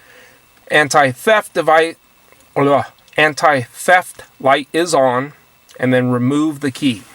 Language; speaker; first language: English; native; English